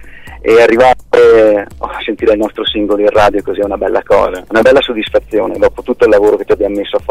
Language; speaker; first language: Italian; native; Italian